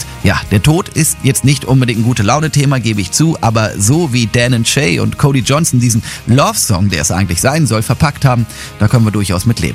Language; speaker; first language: German; native; German